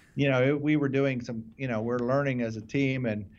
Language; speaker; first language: English; native; English